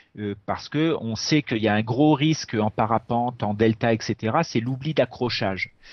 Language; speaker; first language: French; native; French